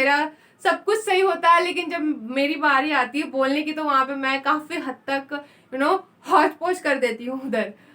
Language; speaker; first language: Hindi; native; Hindi